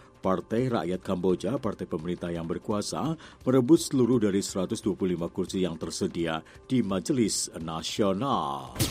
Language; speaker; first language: Indonesian; native; Indonesian